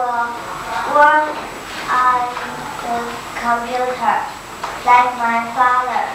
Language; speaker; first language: English; non-native, learner; Chinese